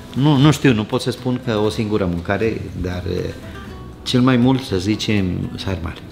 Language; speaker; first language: Romanian; non-native, fluent; Spanish